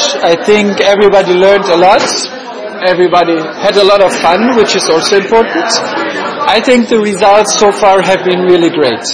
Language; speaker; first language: English; non-native, fluent; German